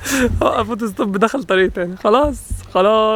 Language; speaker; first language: Arabic; native; Arabic